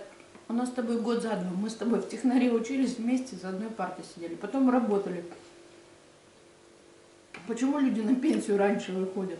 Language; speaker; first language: Russian; native; Russian